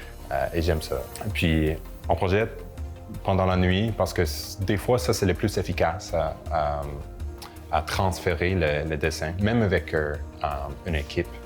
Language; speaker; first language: French; non-native, local second language; English